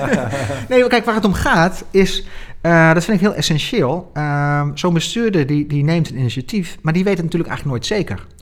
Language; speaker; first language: Dutch; native; Dutch